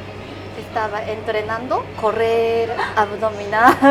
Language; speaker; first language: Spanish; non-native, fluent; Japanese